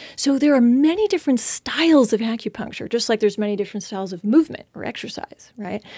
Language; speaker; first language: English; native; English